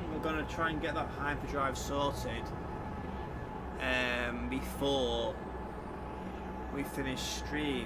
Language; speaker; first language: English; native; English